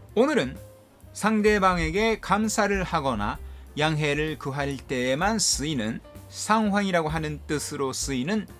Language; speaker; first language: Korean; non-native, fluent; Japanese